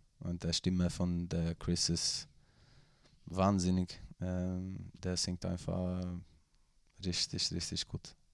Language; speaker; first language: German; non-native, fluent; Swedish